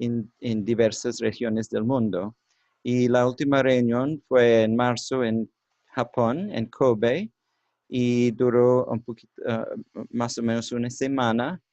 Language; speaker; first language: Spanish; non-native, learner; English